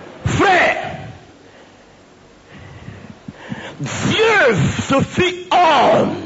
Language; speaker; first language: French; native; French